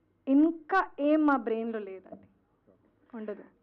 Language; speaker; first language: Telugu; non-native, fluent; Hindi